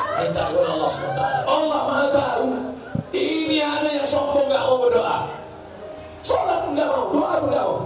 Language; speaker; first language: Indonesian; native; Indonesian